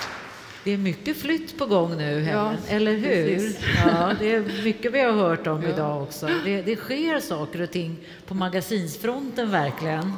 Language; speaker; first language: Swedish; native; Swedish